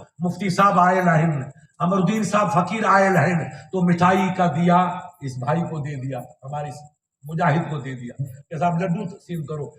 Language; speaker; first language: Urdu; non-native, local second language; Sindhi